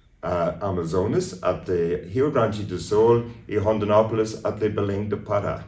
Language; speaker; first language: Portuguese; non-native, fluent; English